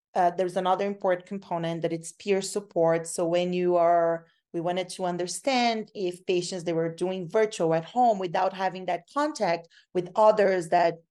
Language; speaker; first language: English; non-native, fluent; Portuguese